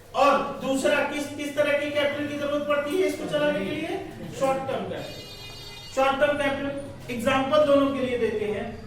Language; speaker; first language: Hindi; native; Hindi